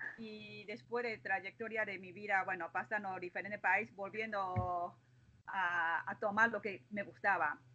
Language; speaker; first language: Spanish; non-native, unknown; Chinese